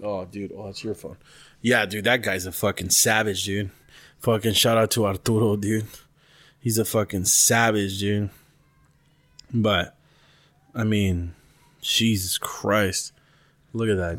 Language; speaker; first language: English; early bilingual, other home language; Spanish